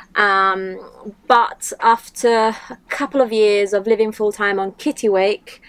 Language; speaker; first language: English; non-native, fluent; Italian